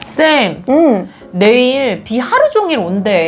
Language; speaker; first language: Korean; native; Korean